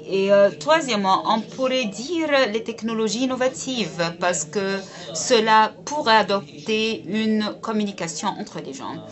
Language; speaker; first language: French; non-native, fluent; Arabic